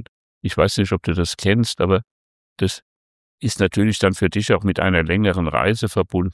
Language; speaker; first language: German; native; German